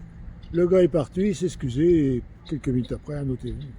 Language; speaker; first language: French; native; French